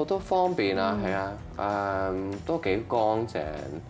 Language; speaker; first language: Cantonese; non-native, local second language; French